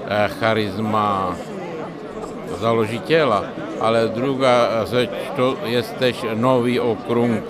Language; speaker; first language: Polish; non-native, learner; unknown